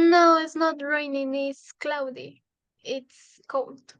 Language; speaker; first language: English; non-native, fluent; Spanish